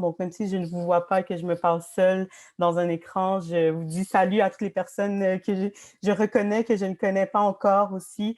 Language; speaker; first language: French; native; French